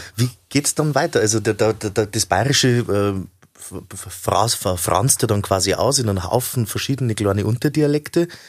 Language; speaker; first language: German; native; German